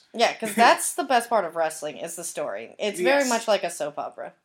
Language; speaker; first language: English; native; English